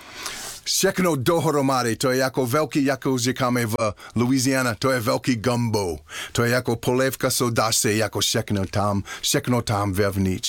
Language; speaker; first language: Czech; non-native, learner; English